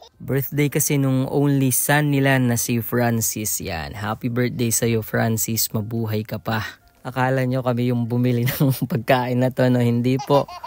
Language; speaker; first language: Filipino; non-native, local second language; Iloko